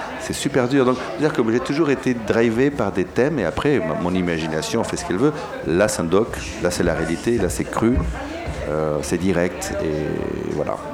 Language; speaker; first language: French; early bilingual, other home language; Spanish